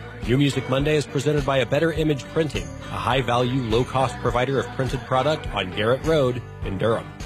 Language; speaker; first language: English; native; English